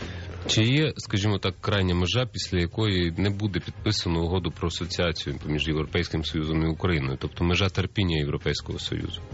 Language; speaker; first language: Ukrainian; native; Ukrainian